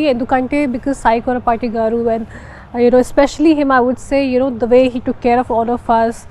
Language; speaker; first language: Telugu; non-native, fluent; Hindi